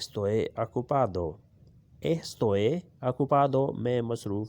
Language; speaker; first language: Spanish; non-native, learner; Urdu